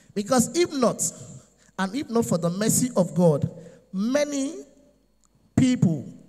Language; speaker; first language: English; non-native, local second language; Yoruba